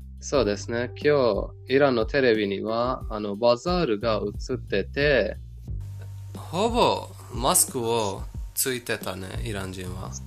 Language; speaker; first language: Japanese; non-native, fluent; Persian